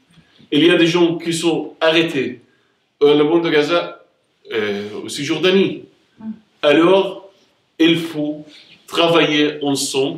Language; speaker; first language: French; non-native, fluent; Arabic